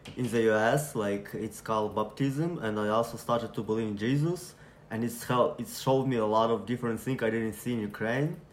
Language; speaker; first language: English; non-native, learner; Ukrainian